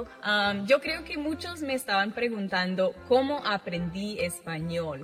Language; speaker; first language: Spanish; non-native, fluent; English